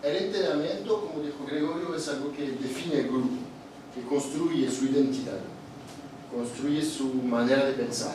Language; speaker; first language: Spanish; non-native, fluent; Italian